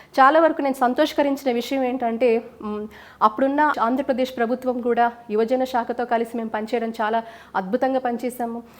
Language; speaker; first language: Telugu; native; Telugu